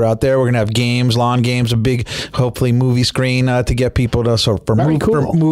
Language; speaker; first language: English; native; English